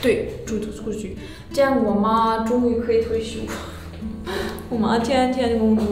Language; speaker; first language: Chinese; early bilingual, heritage; Chinese